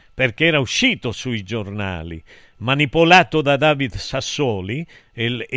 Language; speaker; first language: Italian; native; Italian